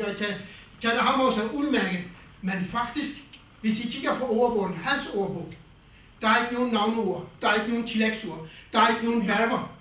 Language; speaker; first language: Danish; non-native, fluent; Kurdish